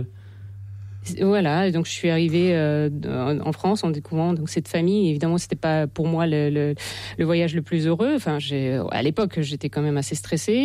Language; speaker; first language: French; non-native, fluent; Russian